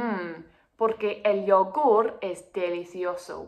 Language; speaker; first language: Spanish; non-native, fluent; English